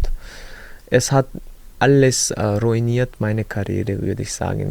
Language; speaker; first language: German; non-native, learner; Chechen